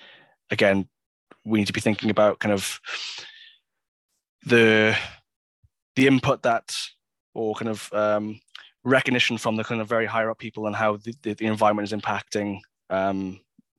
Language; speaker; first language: English; native; English